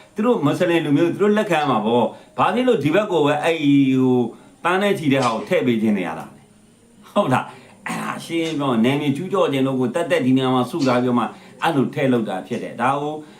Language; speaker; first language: Burmese; native; Burmese